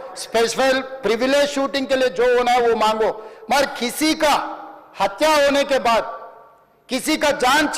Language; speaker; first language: Hindi; non-native, local second language; Telugu